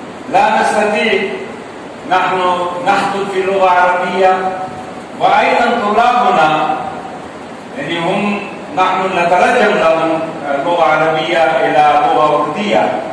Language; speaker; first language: Arabic; non-native, learner; Urdu